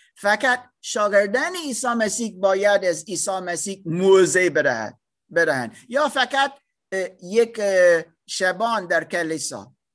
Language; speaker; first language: Persian; non-native, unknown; German